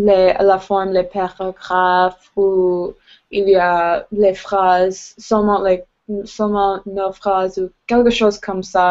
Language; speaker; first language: French; non-native, learner; English